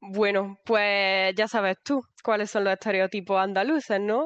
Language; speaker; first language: Spanish; native; Spanish